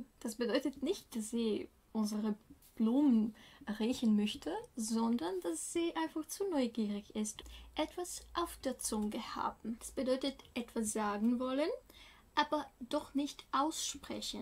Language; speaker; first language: German; non-native, fluent; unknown